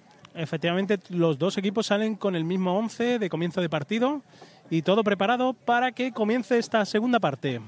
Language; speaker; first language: Spanish; native; Spanish